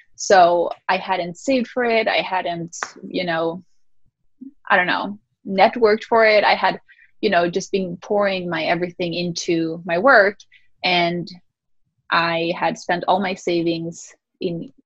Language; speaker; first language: English; early bilingual, other home language; Spanish